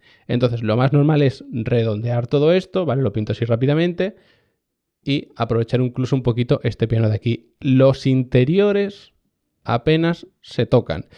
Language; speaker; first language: Spanish; native; Spanish